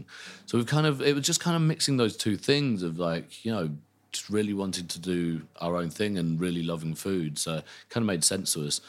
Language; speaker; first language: English; native; English